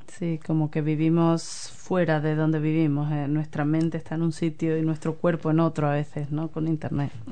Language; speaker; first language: Spanish; native; Spanish